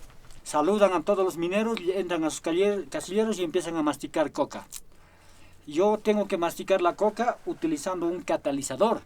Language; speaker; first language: Spanish; native; Spanish